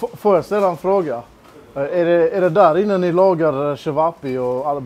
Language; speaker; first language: Swedish; native; Swedish